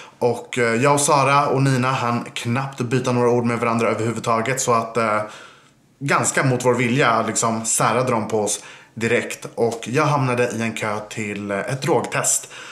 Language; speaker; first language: Swedish; native; Swedish